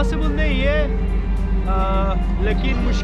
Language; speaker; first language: Hindi; non-native, learner; Turkish